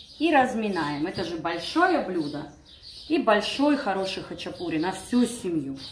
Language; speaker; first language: Russian; non-native, local second language; Georgian